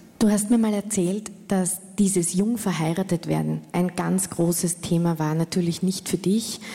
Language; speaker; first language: German; native; German